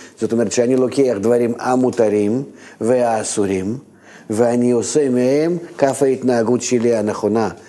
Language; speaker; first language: Hebrew; native; Hebrew